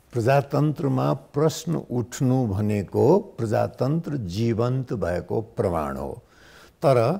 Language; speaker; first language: Nepali; non-native, local second language; Maithili